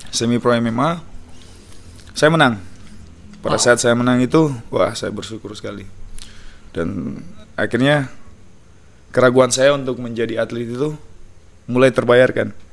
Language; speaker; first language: Indonesian; native; Indonesian